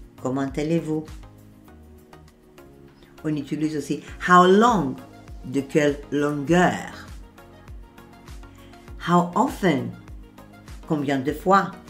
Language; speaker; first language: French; non-native, fluent; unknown